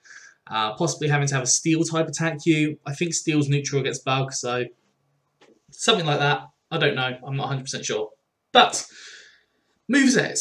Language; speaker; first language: English; native; English